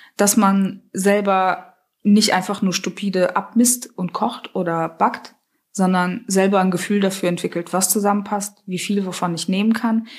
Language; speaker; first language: German; early bilingual, other home language; Russian